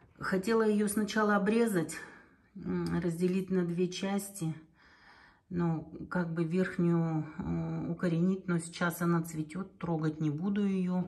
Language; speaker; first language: Russian; native; Russian